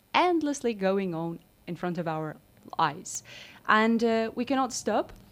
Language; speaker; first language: English; non-native, fluent; Romanian